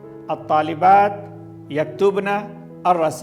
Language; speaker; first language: Arabic; non-native, fluent; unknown